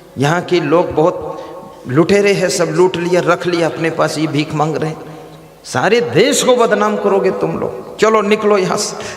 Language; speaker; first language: Hindi; native; Hindi